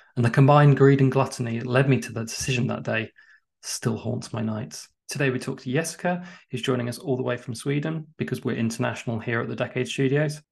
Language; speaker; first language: English; native; English